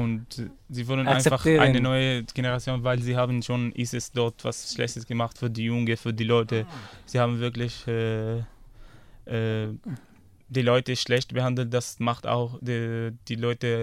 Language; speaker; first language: German; non-native, fluent; Arabic